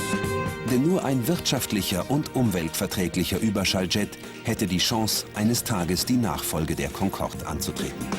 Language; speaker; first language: German; native; German